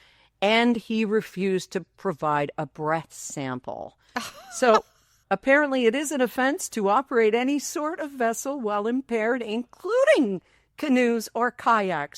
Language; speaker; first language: English; native; English